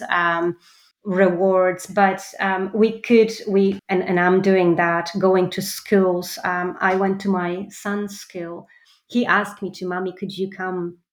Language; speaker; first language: English; non-native, fluent; Polish